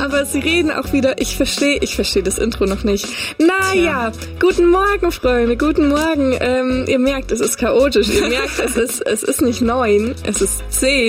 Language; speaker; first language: German; native; German